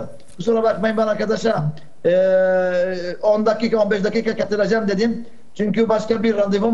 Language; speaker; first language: Turkish; non-native, fluent; Arabic